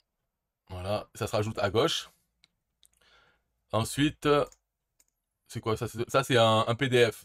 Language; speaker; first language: French; native; French